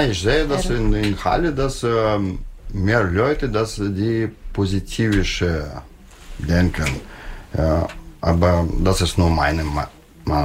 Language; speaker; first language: German; non-native, learner; Russian